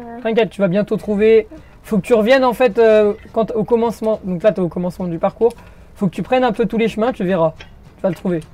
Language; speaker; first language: French; native; French